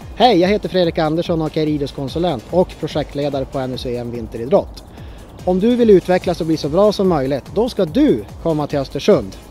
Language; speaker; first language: Swedish; native; Swedish